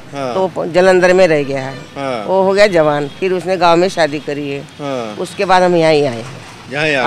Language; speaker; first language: Hindi; non-native, local second language; Marathi